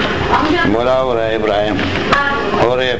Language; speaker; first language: Greek; non-native, local second language; Turkish